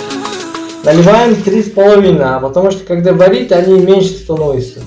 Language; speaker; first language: Russian; non-native, learner; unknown